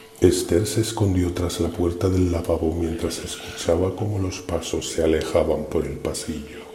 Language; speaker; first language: Spanish; native; Spanish